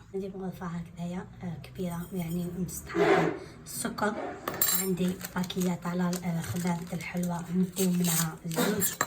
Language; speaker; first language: Arabic; native; Arabic